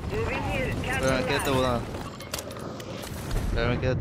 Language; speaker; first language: Spanish; early bilingual, heritage; English